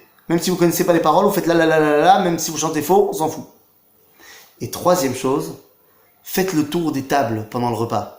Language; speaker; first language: French; native; French